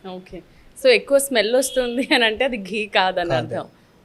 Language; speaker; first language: Telugu; native; Telugu